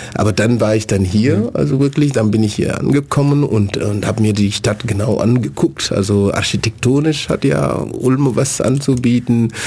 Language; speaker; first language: German; non-native, fluent; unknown